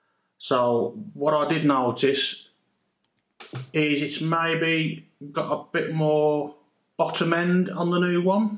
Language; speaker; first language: English; native; English